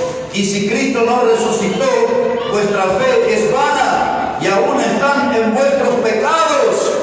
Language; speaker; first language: Spanish; native; Spanish